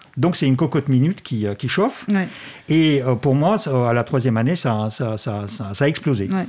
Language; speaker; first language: French; non-native, fluent; Russian